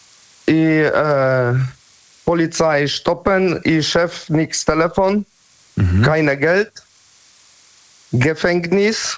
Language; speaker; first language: German; non-native, learner; Polish